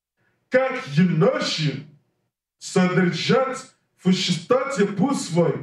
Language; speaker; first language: Russian; non-native, learner; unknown